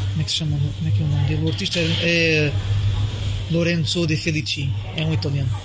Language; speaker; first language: Portuguese; early bilingual, heritage; French